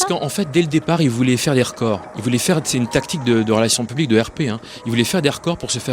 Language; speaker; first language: French; native; French